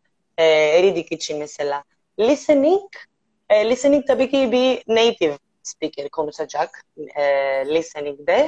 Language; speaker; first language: Turkish; non-native, learner; Greek